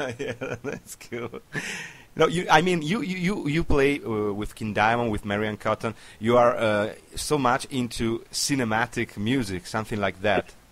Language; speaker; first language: English; non-native, learner; Italian